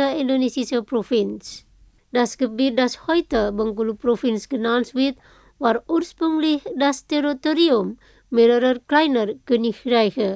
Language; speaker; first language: German; non-native, fluent; Indonesian